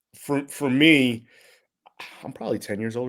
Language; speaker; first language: English; native; English